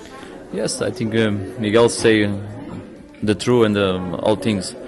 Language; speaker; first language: English; non-native, learner; Portuguese